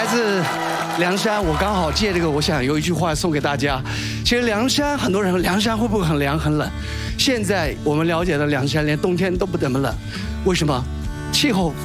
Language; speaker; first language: Chinese; native; Chinese